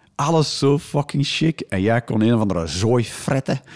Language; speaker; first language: Dutch; native; Dutch